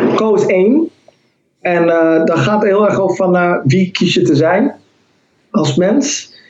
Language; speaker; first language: Dutch; early bilingual, other home language; Somali